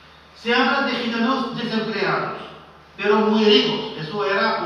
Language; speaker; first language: Spanish; non-native, fluent; French